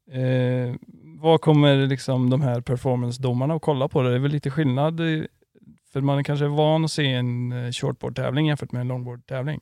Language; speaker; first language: Swedish; native; Swedish